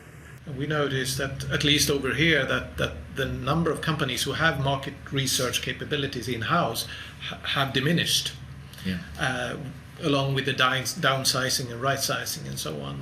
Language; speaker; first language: English; non-native, fluent; Swedish